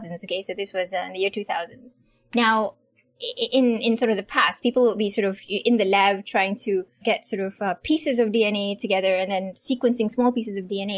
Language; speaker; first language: English; non-native, local second language; Malay